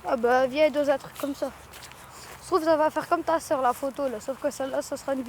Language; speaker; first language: French; native; French